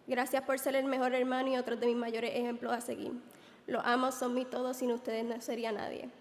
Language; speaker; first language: Spanish; early bilingual, other home language; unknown